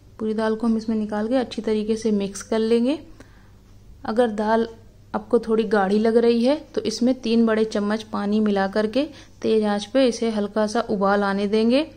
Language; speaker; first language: Hindi; native; Hindi